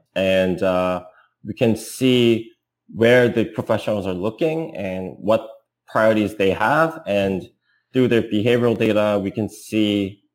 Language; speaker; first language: English; non-native, fluent; Korean